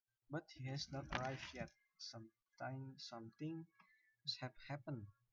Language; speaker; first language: English; non-native, learner; Sundanese